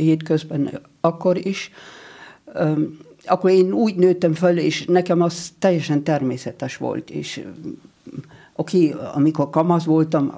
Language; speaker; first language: Hungarian; non-native, fluent; German